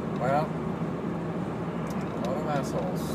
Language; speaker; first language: English; non-native, fluent; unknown